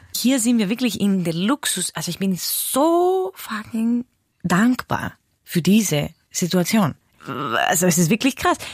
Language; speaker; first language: German; non-native, fluent; Greek